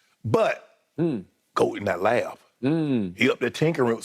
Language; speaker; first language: English; native; English